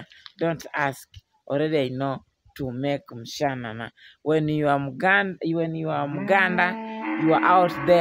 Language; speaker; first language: English; non-native, learner; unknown